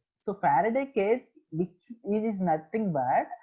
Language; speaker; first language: English; non-native, local second language; Telugu